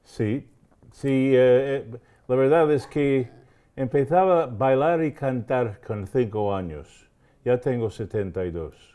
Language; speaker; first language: Spanish; non-native, fluent; English